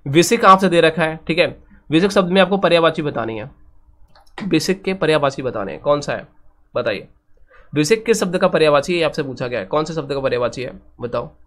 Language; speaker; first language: Hindi; native; Hindi